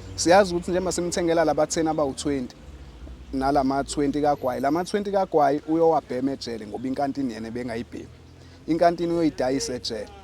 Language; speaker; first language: Zulu; native; Zulu